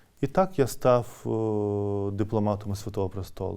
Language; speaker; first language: Ukrainian; non-native, fluent; Lithuanian